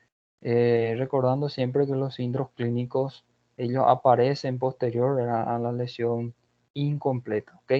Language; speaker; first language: Spanish; non-native, fluent; Portuguese